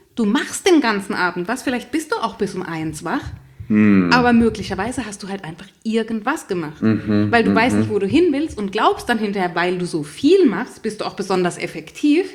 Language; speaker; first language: German; native; German